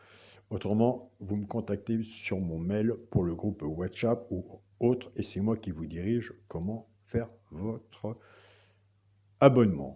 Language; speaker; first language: French; native; French